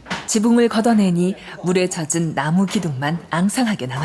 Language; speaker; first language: Korean; native; Korean